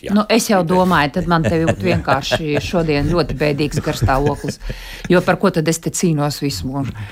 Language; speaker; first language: Latvian; native; Latvian